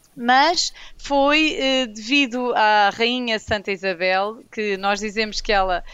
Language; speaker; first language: Portuguese; native; Portuguese